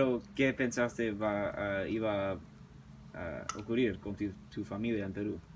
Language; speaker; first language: Spanish; early bilingual, heritage; English